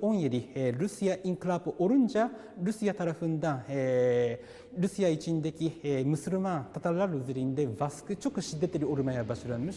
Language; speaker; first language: Turkish; non-native, fluent; Japanese